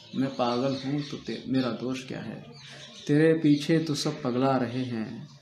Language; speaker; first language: Hindi; native; Hindi